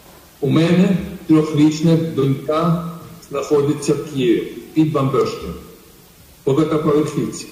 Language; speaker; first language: Ukrainian; non-native, fluent; Georgian